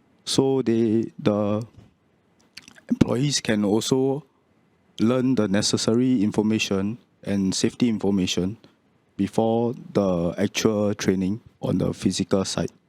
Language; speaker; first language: English; non-native, local second language; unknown